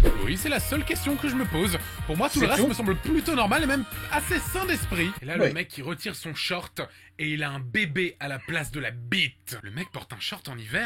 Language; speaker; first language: French; native; French